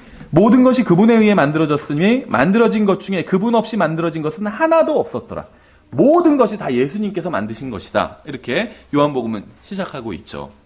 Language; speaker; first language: Korean; native; Korean